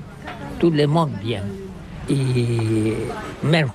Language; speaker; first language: French; non-native, learner; Catalan